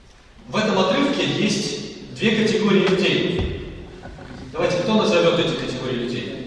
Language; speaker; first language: Russian; native; Russian